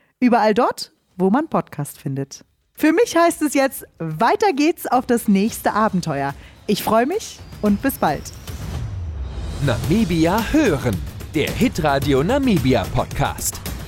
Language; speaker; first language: German; native; German